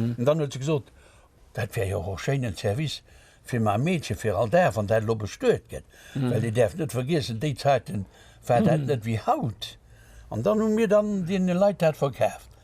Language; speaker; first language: Luxembourgish; native; Luxembourgish